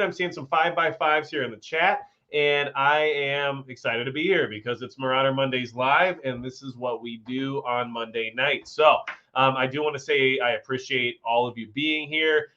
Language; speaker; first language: English; native; English